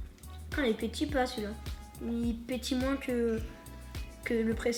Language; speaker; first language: French; native; French